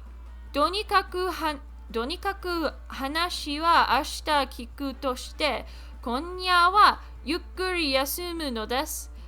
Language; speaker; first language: Japanese; non-native, learner; English